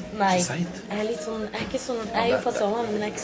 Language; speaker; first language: Norwegian; native; Norwegian